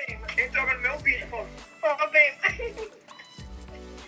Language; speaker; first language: Portuguese; native; Portuguese